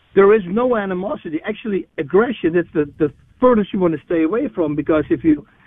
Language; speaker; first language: English; non-native, fluent; Dutch